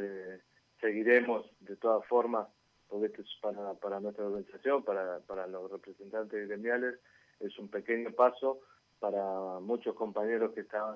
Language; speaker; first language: Spanish; native; Spanish